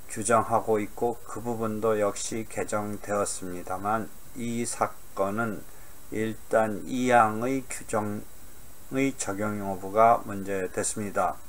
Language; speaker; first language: Korean; native; Korean